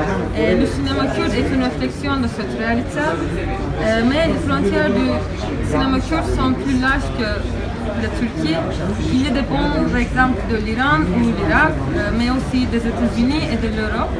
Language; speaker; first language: French; non-native, fluent; Turkish